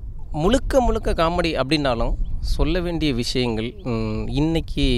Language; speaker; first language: Tamil; native; Tamil